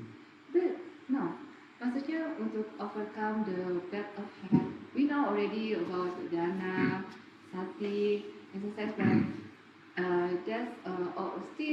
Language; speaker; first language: English; non-native, learner; Indonesian